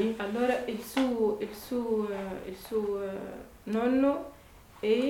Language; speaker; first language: Italian; non-native, learner; Arabic